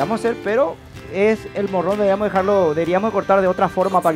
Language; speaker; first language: Spanish; native; Spanish